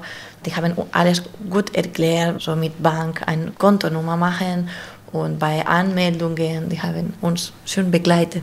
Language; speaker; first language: German; non-native, fluent; Spanish